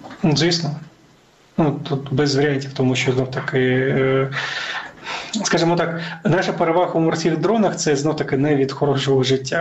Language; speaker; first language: Ukrainian; native; Ukrainian